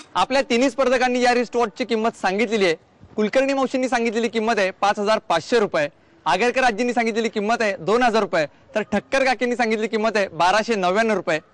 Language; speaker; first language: Marathi; native; Marathi